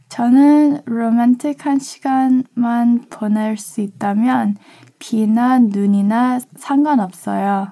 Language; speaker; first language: Korean; early bilingual, heritage; Korean